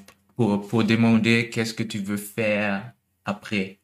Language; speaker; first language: French; non-native, learner; German